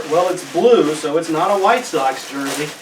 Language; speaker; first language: English; native; English